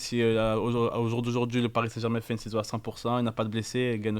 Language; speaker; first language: French; native; French